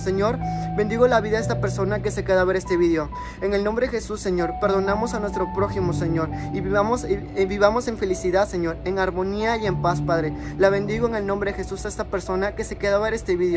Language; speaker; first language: Spanish; native; Spanish